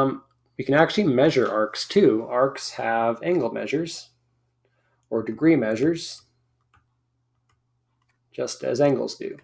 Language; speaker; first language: English; native; English